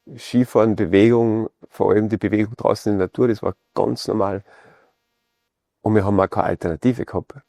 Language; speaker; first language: German; native; German